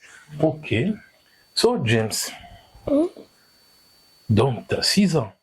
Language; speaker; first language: French; non-native, fluent; Kinyarwanda